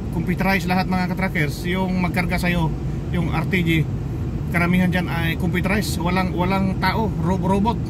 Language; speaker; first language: Filipino; non-native, local second language; Cebuano